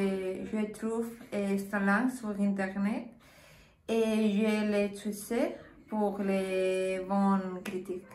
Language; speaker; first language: French; non-native, learner; Spanish